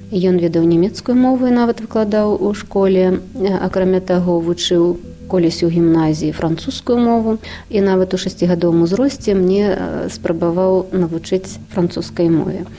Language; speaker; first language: Belarusian; non-native, local second language; Russian